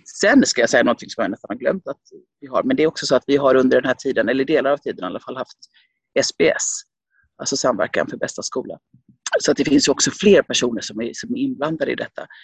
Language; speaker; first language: Swedish; early bilingual, other home language; Finnish